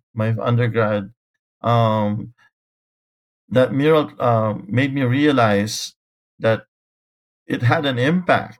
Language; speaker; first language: English; non-native, local second language; Filipino